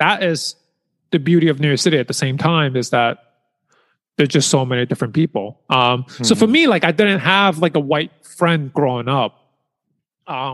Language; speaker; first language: English; early bilingual, other home language; Chinese